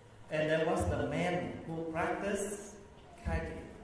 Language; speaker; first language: English; early bilingual, other home language; Vietnamese